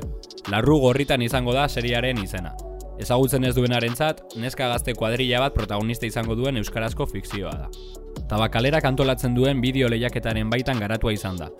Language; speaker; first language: Basque; native; Basque